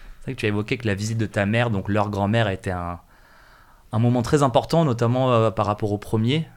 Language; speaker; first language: French; native; French